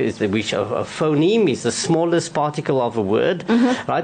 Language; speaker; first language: English; non-native, local second language; Afrikaans